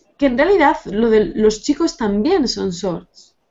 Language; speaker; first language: Spanish; native; Spanish